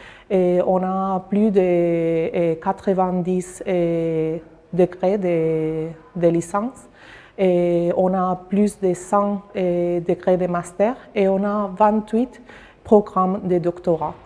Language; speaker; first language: French; non-native, learner; Spanish